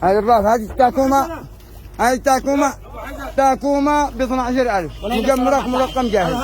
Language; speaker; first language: Arabic; native; Arabic